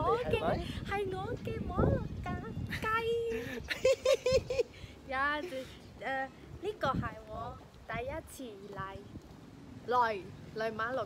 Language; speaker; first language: Cantonese; non-native, learner; Chinese